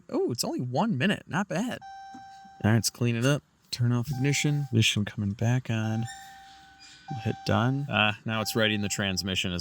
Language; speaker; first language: English; native; English